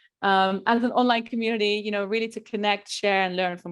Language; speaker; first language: English; non-native, fluent; Dutch